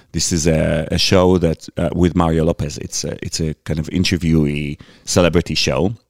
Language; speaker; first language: English; non-native, fluent; Hebrew